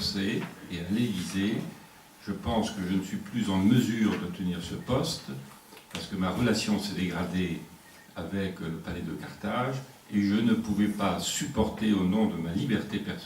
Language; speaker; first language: French; native; French